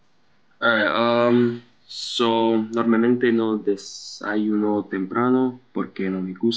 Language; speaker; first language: Spanish; non-native, learner; English